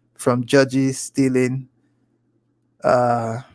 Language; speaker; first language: English; non-native, local second language; Igbo